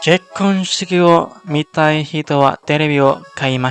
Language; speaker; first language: Japanese; non-native, learner; Indonesian